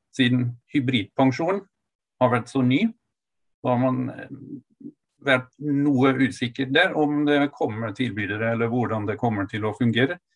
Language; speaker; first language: Norwegian; non-native, fluent; German